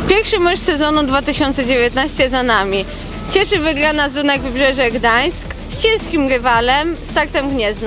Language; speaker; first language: Polish; native; Polish